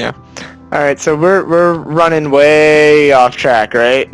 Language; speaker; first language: English; native; English